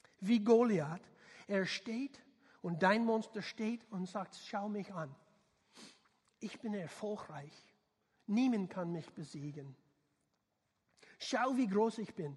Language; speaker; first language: German; non-native, learner; English